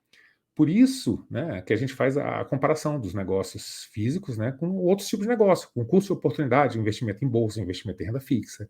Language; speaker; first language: Portuguese; native; Portuguese